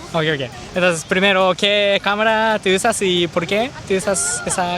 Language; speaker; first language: Spanish; non-native, learner; Japanese